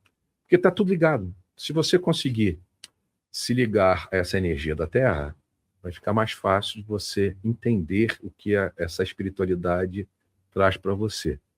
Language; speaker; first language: Portuguese; native; Portuguese